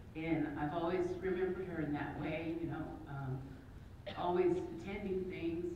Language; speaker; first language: English; native; English